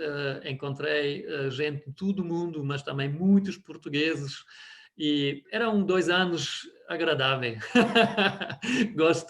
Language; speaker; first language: Portuguese; non-native, fluent; German